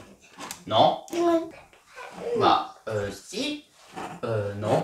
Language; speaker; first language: French; native; French